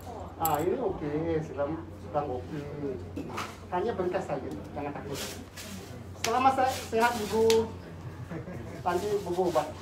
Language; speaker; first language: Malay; non-native, local second language; Cantonese